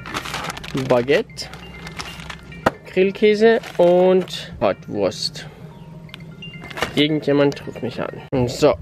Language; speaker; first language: German; non-native, fluent; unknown